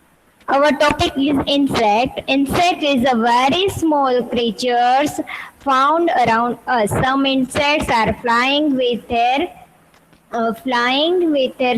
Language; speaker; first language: English; non-native, local second language; Hindi